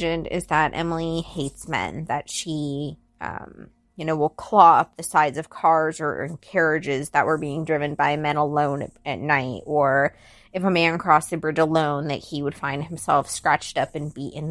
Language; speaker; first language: English; native; English